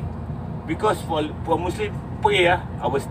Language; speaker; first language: English; non-native, local second language; Malay